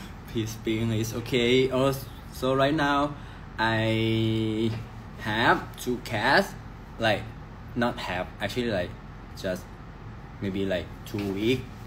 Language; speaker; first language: English; non-native, learner; Thai